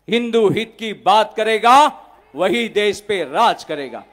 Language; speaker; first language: Hindi; non-native, local second language; Marathi